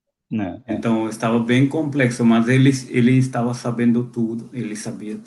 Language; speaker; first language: Portuguese; non-native, fluent; Hindi